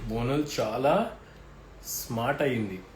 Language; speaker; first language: Telugu; native; Telugu